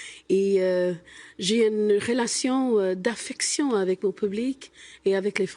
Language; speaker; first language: French; non-native, fluent; English